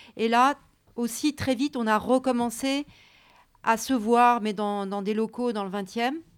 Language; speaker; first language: French; native; French